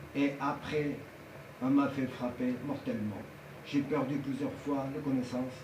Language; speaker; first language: French; non-native, learner; Georgian